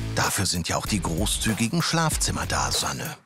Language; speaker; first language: German; native; German